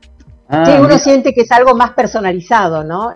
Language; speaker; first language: Spanish; native; Spanish